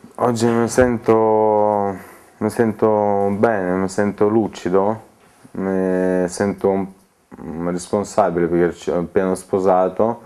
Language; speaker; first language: Italian; non-native, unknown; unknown